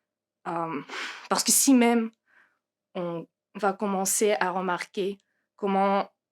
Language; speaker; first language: French; non-native, fluent; Russian